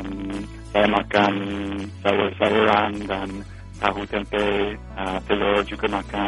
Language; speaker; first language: Indonesian; non-native, fluent; English